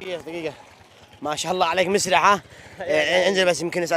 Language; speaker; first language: Arabic; native; Arabic